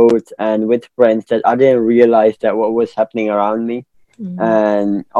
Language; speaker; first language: English; non-native, local second language; Pashto